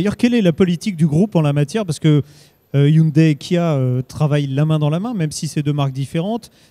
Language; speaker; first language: French; native; French